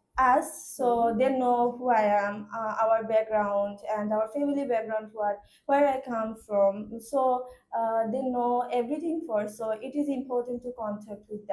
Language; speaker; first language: English; non-native, learner; Bangla